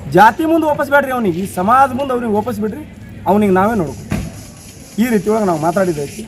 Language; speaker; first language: Kannada; non-native, local second language; Lambadi